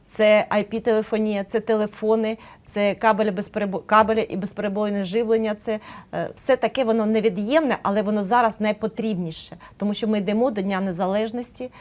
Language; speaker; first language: Ukrainian; native; Ukrainian